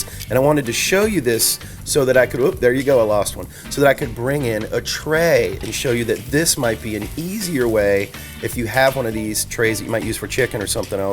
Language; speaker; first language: English; native; English